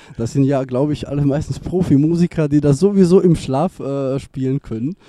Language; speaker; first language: German; non-native, fluent; Serbian